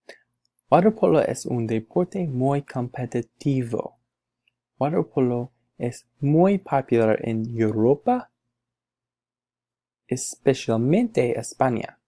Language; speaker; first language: Spanish; non-native, learner; English